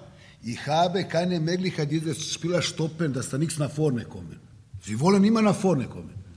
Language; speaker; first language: German; non-native, learner; Serbian